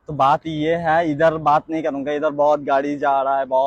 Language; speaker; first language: Hindi; non-native, learner; Bangla